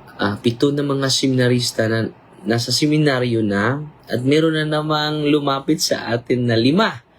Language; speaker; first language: Filipino; non-native, local second language; Cebuano